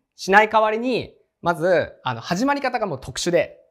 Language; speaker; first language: Japanese; native; Japanese